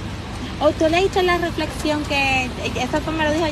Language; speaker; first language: Spanish; native; Spanish